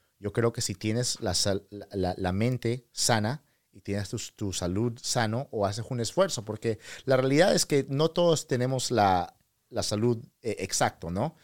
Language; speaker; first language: Spanish; early bilingual, heritage; Spanish